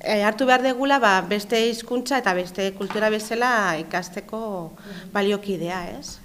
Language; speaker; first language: Basque; non-native, local second language; Spanish